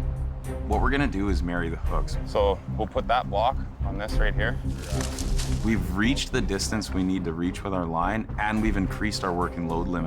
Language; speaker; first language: English; native; English